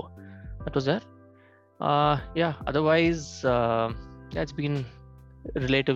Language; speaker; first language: English; non-native, local second language; Tamil